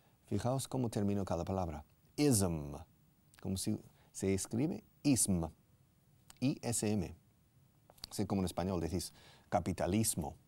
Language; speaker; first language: Spanish; non-native, fluent; English